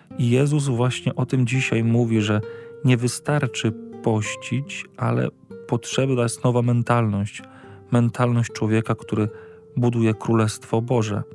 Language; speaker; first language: Polish; native; Polish